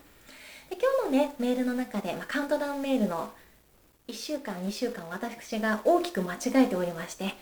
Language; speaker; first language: Japanese; native; Japanese